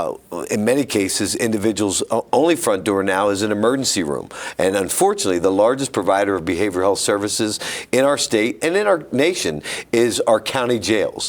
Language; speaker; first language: English; native; English